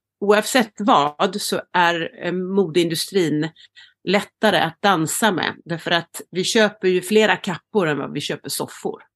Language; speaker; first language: Swedish; native; Swedish